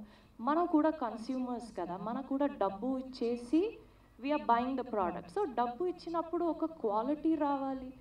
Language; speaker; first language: Telugu; non-native, learner; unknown